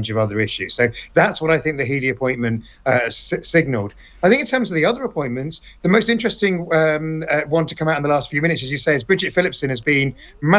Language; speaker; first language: English; native; English